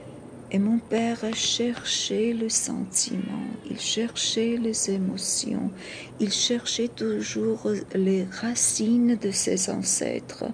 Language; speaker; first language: French; non-native, fluent; Georgian